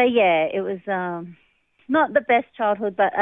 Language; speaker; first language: English; native; English